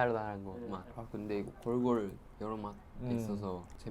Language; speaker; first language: Korean; non-native, learner; Japanese